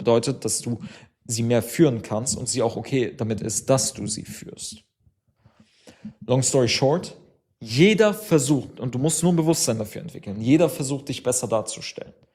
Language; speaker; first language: German; native; German